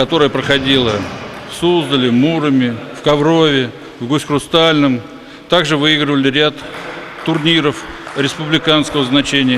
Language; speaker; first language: Russian; native; Russian